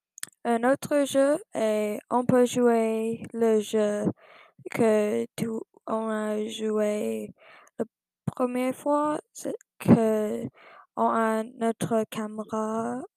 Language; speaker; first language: French; non-native, learner; English